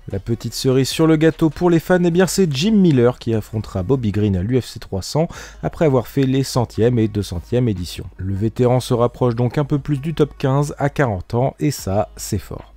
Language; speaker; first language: French; native; French